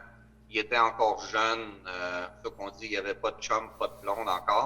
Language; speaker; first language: French; native; French